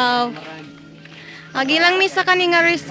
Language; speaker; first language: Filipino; non-native, local second language; Cebuano